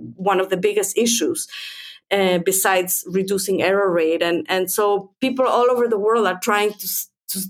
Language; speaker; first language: English; non-native, fluent; Spanish